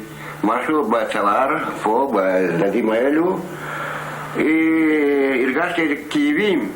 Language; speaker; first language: Hebrew; non-native, learner; Arabic